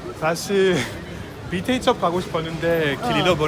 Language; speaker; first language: Korean; non-native, learner; French